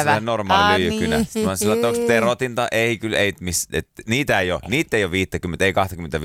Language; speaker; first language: Finnish; native; Finnish